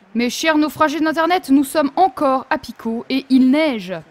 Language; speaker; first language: French; native; French